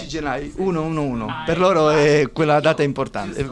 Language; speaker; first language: Italian; native; Italian